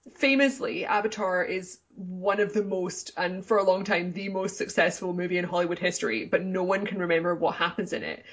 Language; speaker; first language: English; native; English